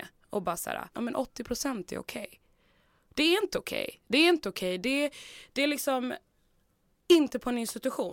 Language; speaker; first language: Swedish; native; Swedish